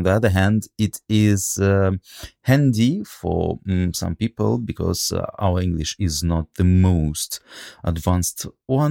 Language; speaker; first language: English; non-native, fluent; Russian